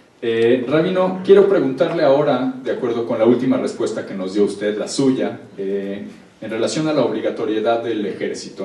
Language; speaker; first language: Spanish; native; Spanish